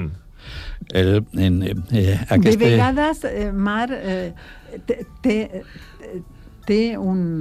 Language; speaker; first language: Catalan; non-native, learner; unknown